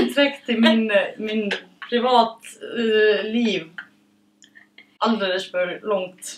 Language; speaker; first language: Swedish; early bilingual, other home language; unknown